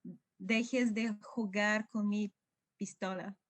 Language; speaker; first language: Spanish; non-native, learner; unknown